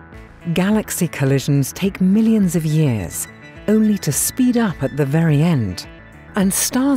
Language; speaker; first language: English; native; English